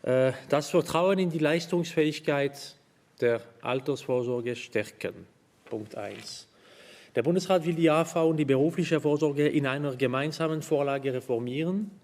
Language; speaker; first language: German; non-native, local second language; French